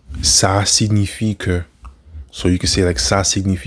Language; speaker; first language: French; non-native, learner; English